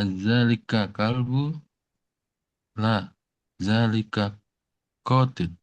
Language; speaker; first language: Arabic; non-native, learner; Indonesian